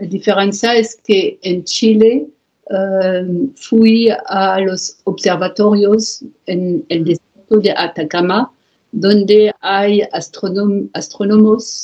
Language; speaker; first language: Spanish; non-native, learner; French